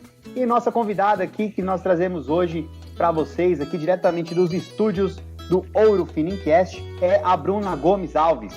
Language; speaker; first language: Portuguese; native; Portuguese